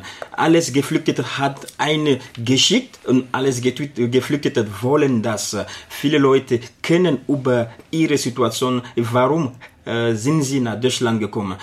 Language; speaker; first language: German; non-native, learner; Arabic